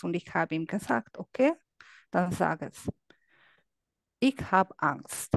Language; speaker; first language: German; non-native, fluent; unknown